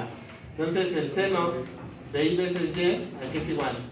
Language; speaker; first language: Spanish; native; Spanish